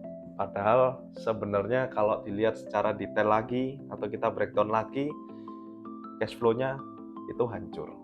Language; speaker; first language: Indonesian; native; Indonesian